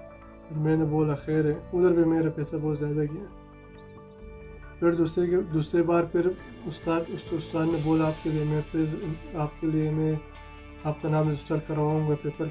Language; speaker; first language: Hindi; non-native, fluent; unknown